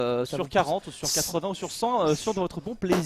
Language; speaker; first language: French; native; French